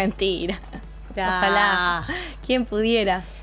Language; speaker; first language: Spanish; native; Spanish